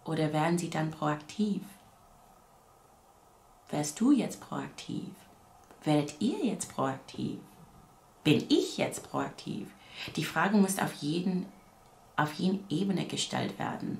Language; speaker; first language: German; non-native, fluent; English